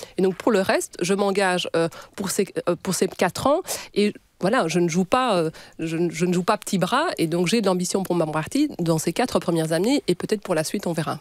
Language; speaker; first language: French; native; French